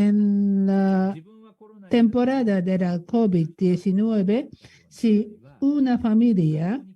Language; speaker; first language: Spanish; non-native, learner; Japanese